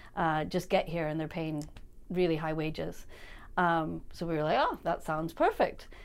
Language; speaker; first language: English; native; English